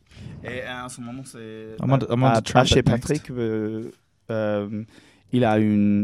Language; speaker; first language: French; non-native, learner; English